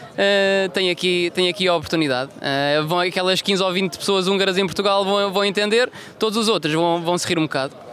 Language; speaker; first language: Portuguese; native; Portuguese